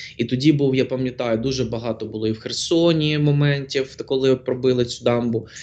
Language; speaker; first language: Ukrainian; non-native, local second language; Russian